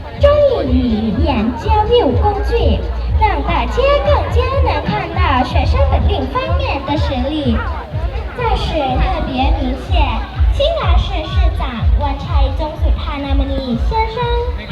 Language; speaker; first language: Chinese; non-native, learner; Thai